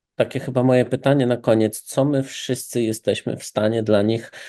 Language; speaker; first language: Polish; native; Polish